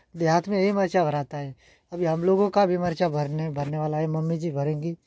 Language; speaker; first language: Hindi; native; Hindi